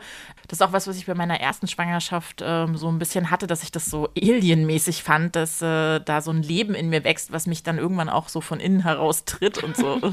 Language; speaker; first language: German; native; German